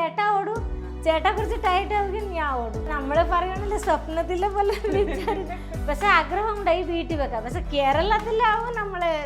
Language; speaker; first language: Malayalam; non-native, local second language; Odia